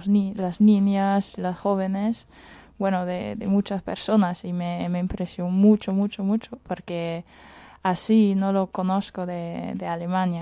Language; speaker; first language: Spanish; non-native, fluent; German